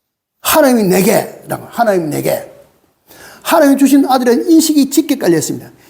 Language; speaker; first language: Korean; native; Korean